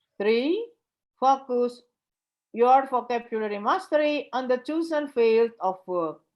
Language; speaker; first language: English; non-native, fluent; Indonesian